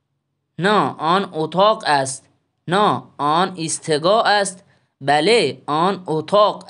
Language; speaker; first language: Persian; non-native, fluent; Urdu